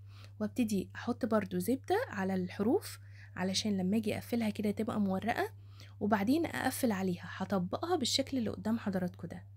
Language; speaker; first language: Arabic; native; Arabic